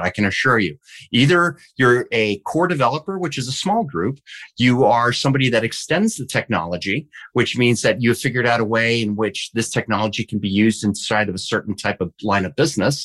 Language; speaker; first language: English; early bilingual, heritage; English